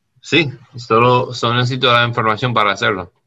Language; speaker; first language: Spanish; non-native, learner; English